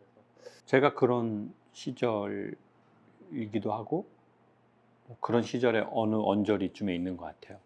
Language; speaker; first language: Korean; native; Korean